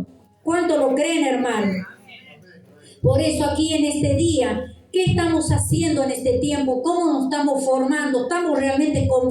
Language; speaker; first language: Spanish; native; Spanish